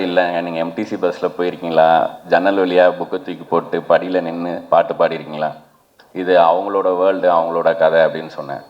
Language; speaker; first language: Tamil; native; Tamil